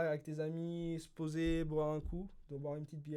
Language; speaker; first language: French; early bilingual, other home language; Spanish